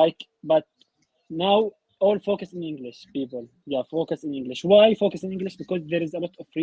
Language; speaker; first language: English; non-native, learner; Arabic